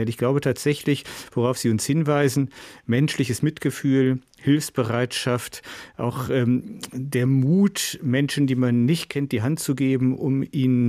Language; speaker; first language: German; native; German